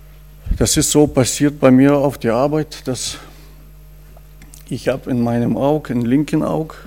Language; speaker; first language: German; non-native, fluent; Russian